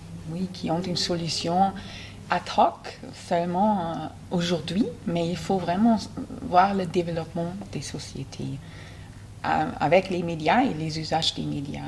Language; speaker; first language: French; non-native, fluent; German